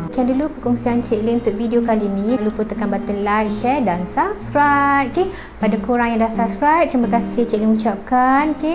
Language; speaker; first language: Malay; native; Malay